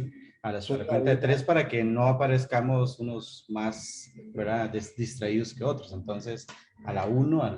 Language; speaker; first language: Spanish; native; Spanish